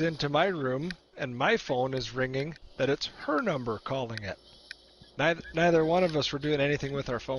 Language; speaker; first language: English; native; English